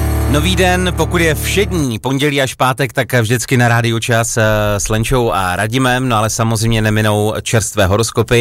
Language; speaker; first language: Czech; native; Czech